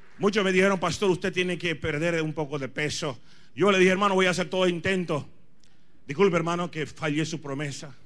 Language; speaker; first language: Spanish; non-native, fluent; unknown